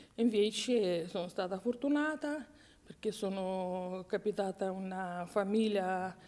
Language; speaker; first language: Italian; non-native, fluent; Romanian